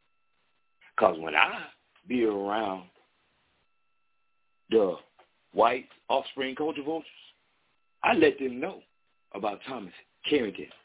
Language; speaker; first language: English; native; English